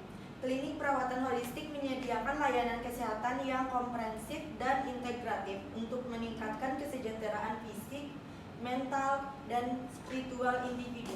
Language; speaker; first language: Indonesian; native; Indonesian